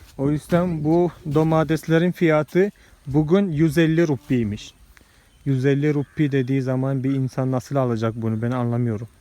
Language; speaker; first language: Turkish; non-native, fluent; Malayalam